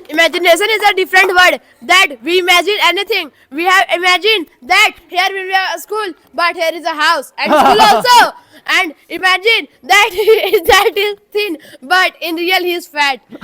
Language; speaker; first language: English; non-native, learner; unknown